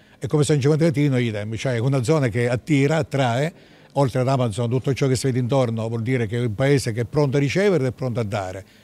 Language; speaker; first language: Italian; native; Italian